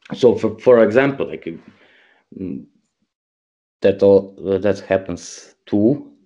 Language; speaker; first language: English; non-native, learner; Croatian